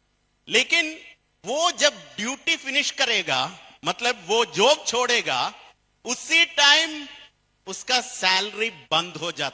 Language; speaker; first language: Hindi; non-native, fluent; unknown